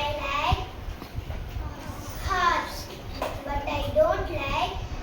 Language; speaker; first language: English; non-native, learner; Tamil